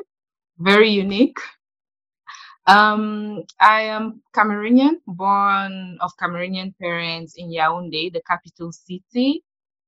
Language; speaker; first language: English; non-native, local second language; French